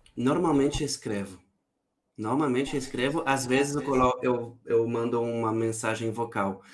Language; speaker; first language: Portuguese; non-native, fluent; French